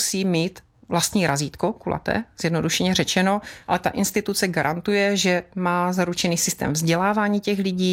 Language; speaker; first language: Czech; native; Czech